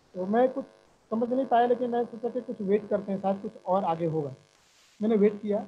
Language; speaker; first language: Hindi; native; Hindi